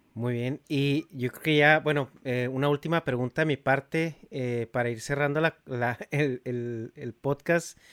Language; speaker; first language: Spanish; native; Spanish